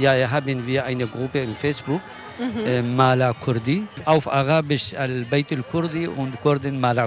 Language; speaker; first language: German; non-native, learner; Kurdish